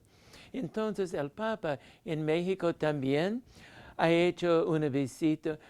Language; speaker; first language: Spanish; non-native, fluent; English